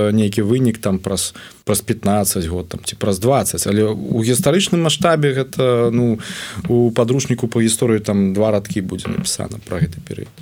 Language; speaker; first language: Belarusian; non-native, local second language; Russian